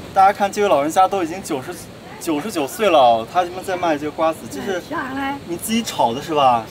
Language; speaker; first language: Chinese; native; Chinese